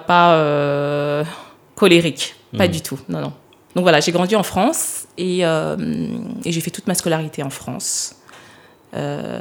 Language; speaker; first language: French; early bilingual, other home language; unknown